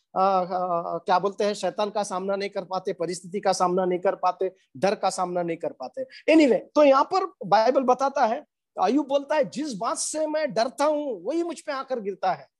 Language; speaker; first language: Hindi; non-native, local second language; Marathi